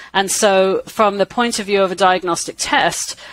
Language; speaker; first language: English; native; English